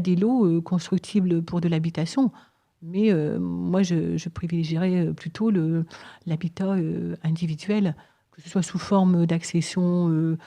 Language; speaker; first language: French; native; French